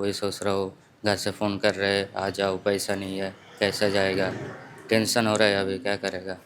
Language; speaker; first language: Hindi; non-native, local second language; Bangla